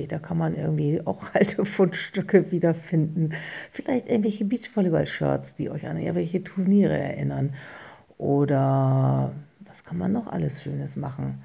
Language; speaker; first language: German; native; German